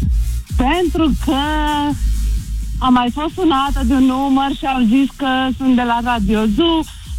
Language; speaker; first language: Romanian; native; Romanian